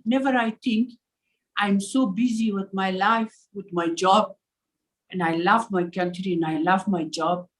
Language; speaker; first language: English; non-native, learner; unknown